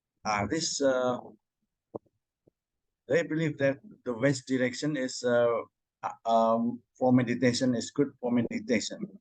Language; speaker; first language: English; non-native, learner; Indonesian